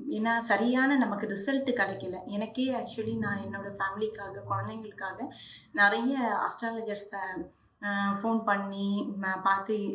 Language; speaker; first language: Tamil; non-native, local second language; Hindi